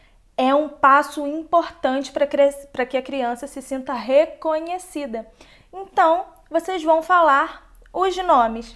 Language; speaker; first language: Portuguese; native; Portuguese